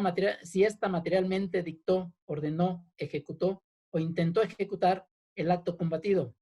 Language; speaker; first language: Spanish; native; Spanish